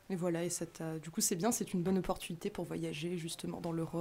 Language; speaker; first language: French; native; French